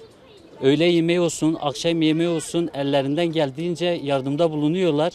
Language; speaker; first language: Turkish; native; Turkish